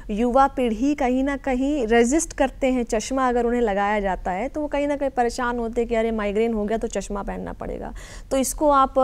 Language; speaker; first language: Hindi; native; Hindi